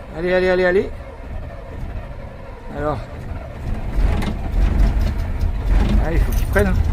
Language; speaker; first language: French; native; French